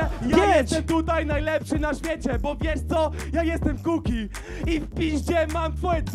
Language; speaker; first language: Polish; native; Polish